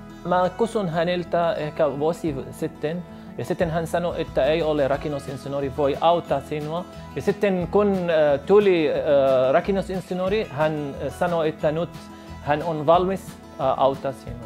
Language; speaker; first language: Finnish; non-native, learner; Arabic